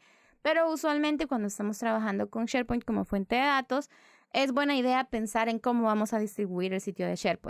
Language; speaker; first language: Spanish; native; Spanish